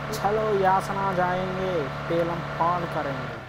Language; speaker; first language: Hindi; non-native, local second language; Kannada